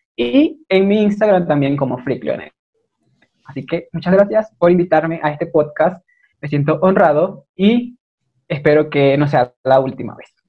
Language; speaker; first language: Spanish; native; Spanish